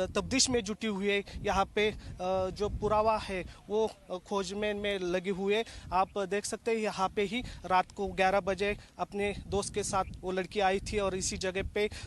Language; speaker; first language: Hindi; non-native, local second language; Marathi